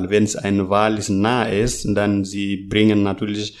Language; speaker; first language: German; non-native, learner; Masai